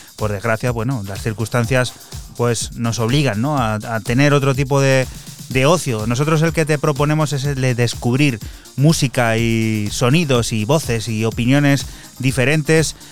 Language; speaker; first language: Spanish; native; Spanish